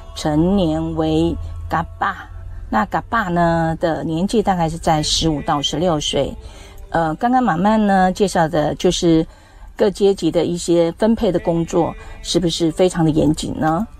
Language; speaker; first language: Chinese; native; Chinese